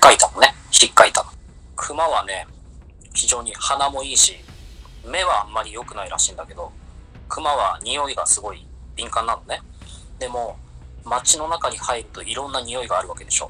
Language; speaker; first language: Japanese; native; Japanese